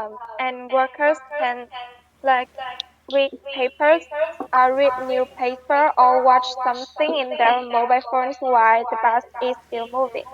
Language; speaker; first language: English; non-native, learner; Vietnamese